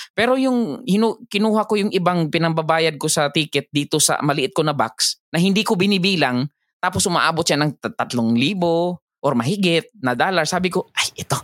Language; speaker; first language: Filipino; non-native, local second language; Cebuano